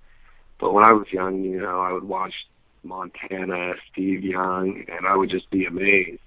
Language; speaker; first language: English; native; English